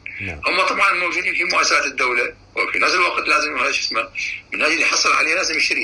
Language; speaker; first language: Arabic; native; Arabic